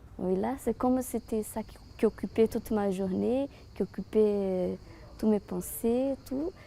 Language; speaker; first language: French; non-native, fluent; Portuguese